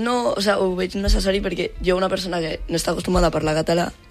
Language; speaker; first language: Catalan; non-native, local second language; Spanish